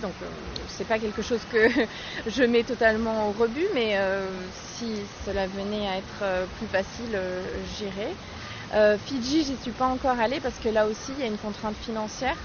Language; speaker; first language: French; native; French